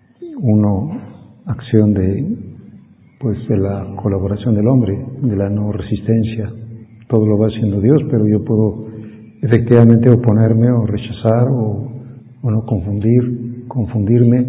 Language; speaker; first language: Spanish; native; Spanish